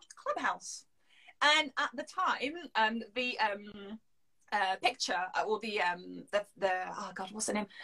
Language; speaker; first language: English; non-native, fluent; French